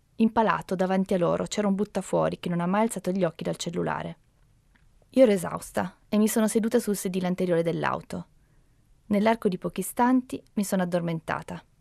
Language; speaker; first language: Italian; native; Italian